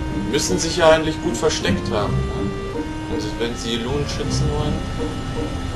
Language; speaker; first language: German; native; German